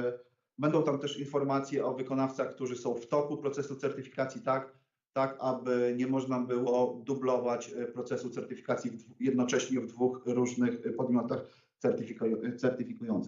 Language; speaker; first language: Polish; native; Polish